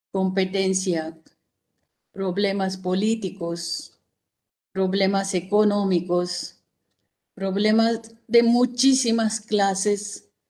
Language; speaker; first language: Spanish; non-native, fluent; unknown